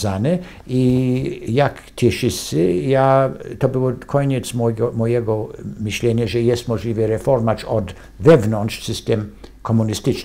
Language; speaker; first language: Polish; non-native, fluent; English